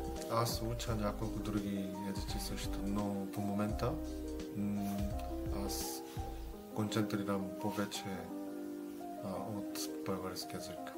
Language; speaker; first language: Bulgarian; non-native, learner; Korean